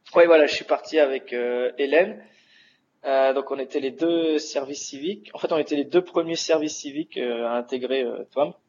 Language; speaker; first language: French; native; French